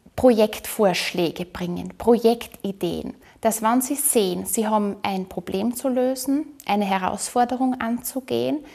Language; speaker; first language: German; native; German